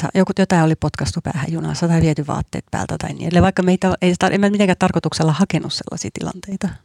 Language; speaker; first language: Finnish; native; Finnish